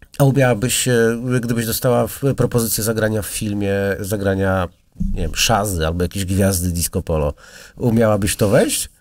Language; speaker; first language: Polish; native; Polish